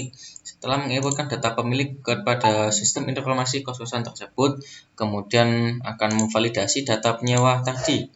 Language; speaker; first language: Indonesian; native; Indonesian